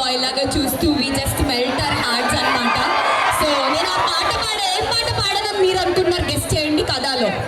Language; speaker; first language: Telugu; non-native, fluent; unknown